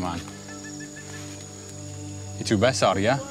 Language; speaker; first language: Indonesian; non-native, learner; English